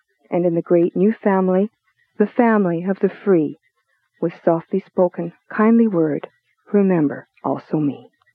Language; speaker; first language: English; native; English